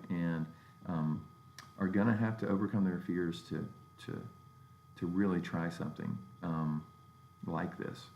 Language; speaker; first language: English; native; English